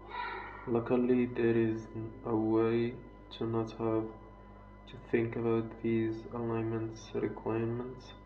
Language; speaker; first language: English; non-native, fluent; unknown